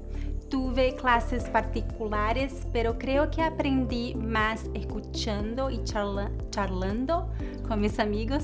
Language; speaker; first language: Spanish; non-native, learner; Portuguese